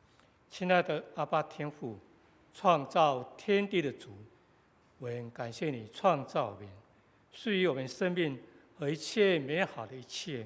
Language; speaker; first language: Chinese; native; Chinese